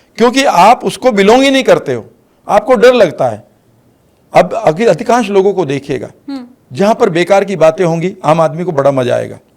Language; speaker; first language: Hindi; native; Hindi